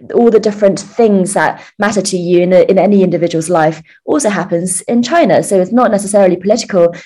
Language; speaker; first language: English; early bilingual, other home language; Chinese